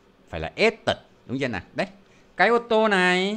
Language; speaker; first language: Vietnamese; native; Vietnamese